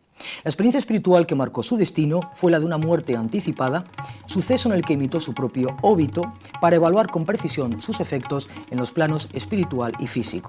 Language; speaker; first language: Spanish; native; Spanish